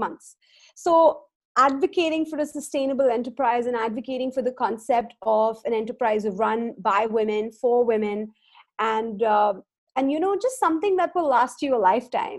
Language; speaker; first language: English; non-native, local second language; Hindi